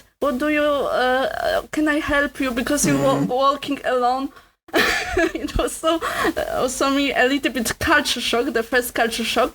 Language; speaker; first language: English; non-native, learner; Polish